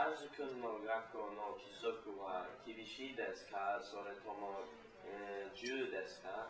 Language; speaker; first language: Japanese; non-native, learner; English